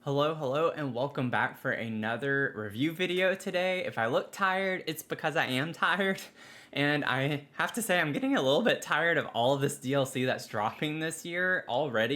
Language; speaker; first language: English; native; English